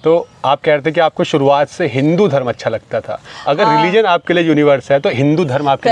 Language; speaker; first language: Hindi; native; Hindi